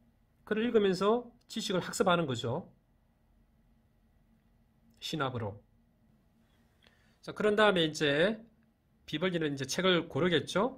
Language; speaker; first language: Korean; native; Korean